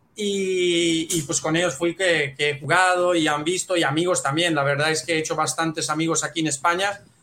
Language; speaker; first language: Spanish; non-native, fluent; Romanian